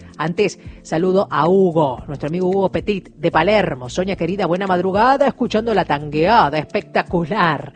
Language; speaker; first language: Spanish; native; Spanish